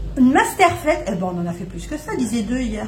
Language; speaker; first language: French; native; French